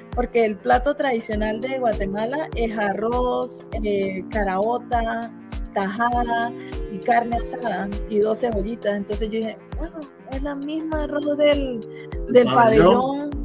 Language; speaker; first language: Spanish; native; Spanish